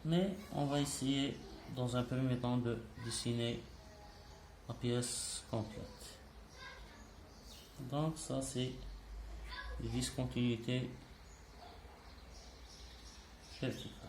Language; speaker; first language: French; non-native, local second language; Arabic